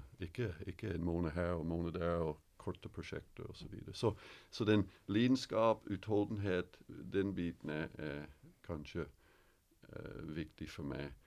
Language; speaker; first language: Norwegian; non-native, fluent; English